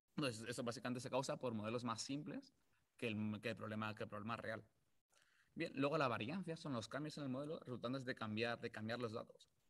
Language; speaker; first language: Spanish; native; Spanish